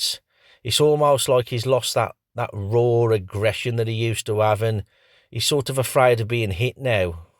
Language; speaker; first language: English; native; English